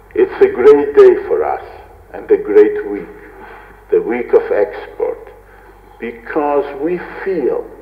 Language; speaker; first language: English; non-native, fluent; Hebrew